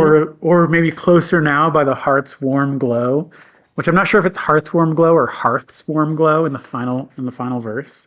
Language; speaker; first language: English; native; English